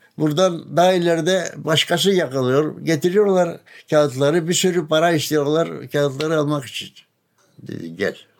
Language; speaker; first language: Turkish; non-native, local second language; Greek